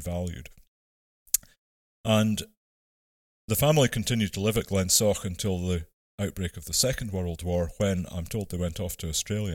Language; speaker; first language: English; native; English